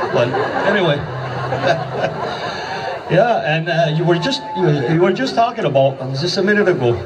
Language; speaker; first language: English; native; English